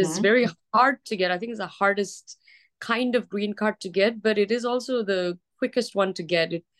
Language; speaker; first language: English; early bilingual, other home language; Arabic